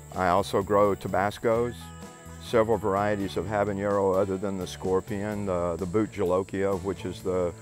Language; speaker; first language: English; native; English